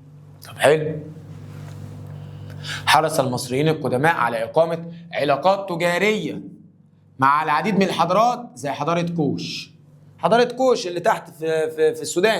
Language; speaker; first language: Arabic; native; Arabic